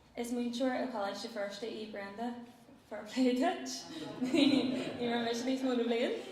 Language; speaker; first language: Irish; non-native, local second language; English